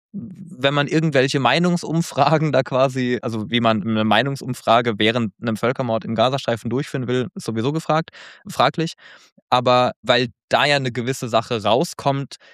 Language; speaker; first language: German; native; German